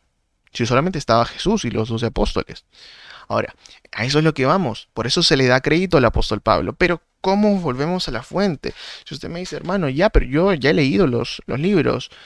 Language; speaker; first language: Spanish; native; Spanish